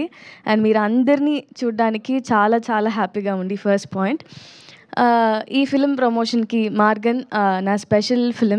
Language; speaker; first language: Telugu; non-native, learner; Tamil